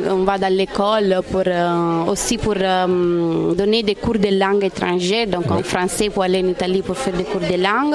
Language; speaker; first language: French; non-native, fluent; Italian